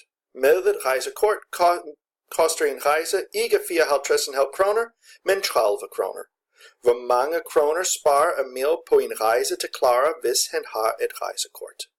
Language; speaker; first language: Danish; non-native, fluent; English